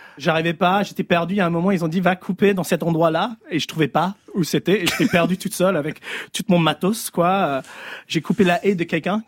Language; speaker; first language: French; early bilingual, other home language; English